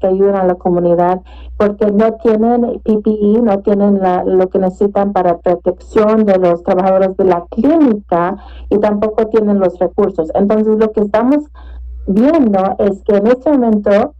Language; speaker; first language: Spanish; early bilingual, heritage; Spanish